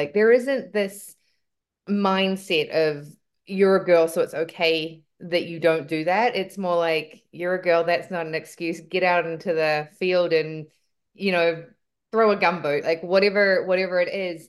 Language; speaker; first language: English; native; English